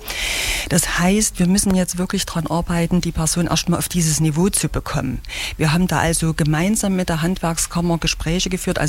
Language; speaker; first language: German; native; German